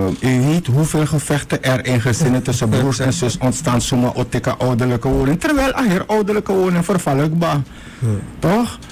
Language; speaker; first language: Dutch; native; Dutch